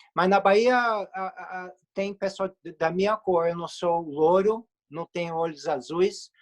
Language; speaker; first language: Portuguese; non-native, fluent; English